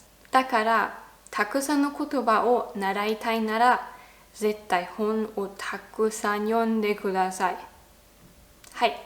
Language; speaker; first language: Japanese; non-native, fluent; German